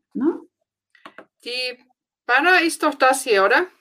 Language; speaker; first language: German; non-native, fluent; Finnish